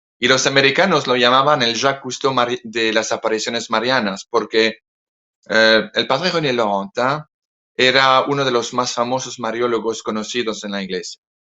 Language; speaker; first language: Spanish; non-native, fluent; French